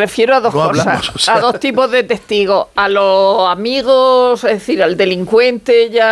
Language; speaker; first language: Spanish; native; Spanish